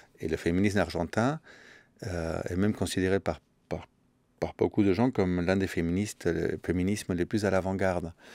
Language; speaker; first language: French; early bilingual, other home language; Spanish